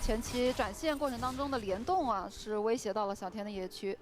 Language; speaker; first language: Chinese; native; Chinese